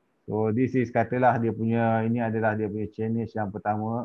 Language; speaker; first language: Malay; native; Malay